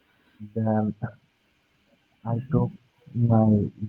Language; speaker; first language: English; non-native, learner; Bangla